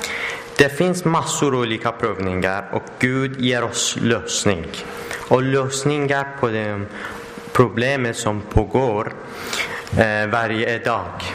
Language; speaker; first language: Swedish; non-native, learner; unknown